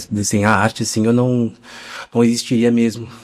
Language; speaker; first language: Portuguese; native; Portuguese